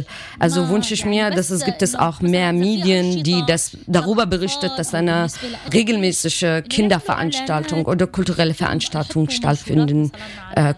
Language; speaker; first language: German; non-native, learner; Arabic